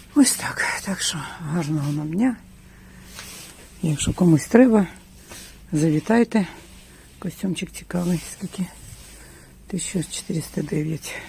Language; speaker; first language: Ukrainian; non-native, local second language; Russian